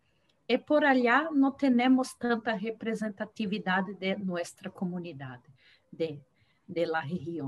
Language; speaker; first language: Spanish; non-native, fluent; Portuguese